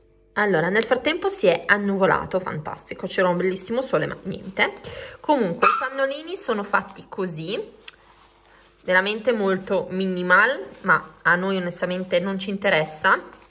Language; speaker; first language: Italian; native; Italian